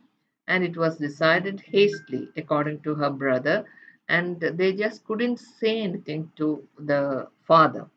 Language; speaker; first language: English; non-native, local second language; Malayalam